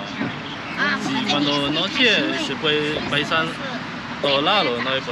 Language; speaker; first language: Spanish; non-native, learner; Chinese